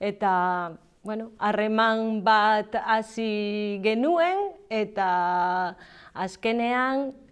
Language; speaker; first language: Basque; non-native, learner; Galician